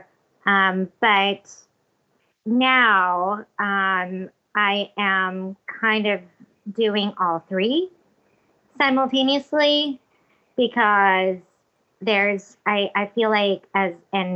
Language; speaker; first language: English; non-native, local second language; Cebuano